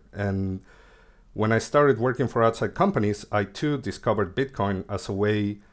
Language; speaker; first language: English; early bilingual, other home language; Spanish